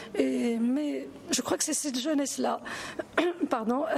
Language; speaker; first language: French; non-native, local second language; Arabic